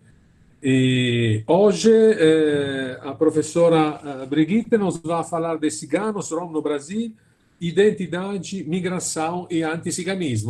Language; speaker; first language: Portuguese; non-native, fluent; Italian